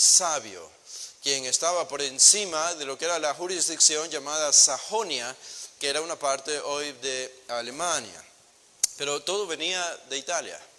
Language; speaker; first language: Spanish; native; Spanish